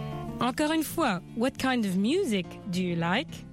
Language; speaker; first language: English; non-native, fluent; French